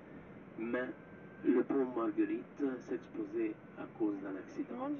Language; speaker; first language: French; non-native, fluent; Hungarian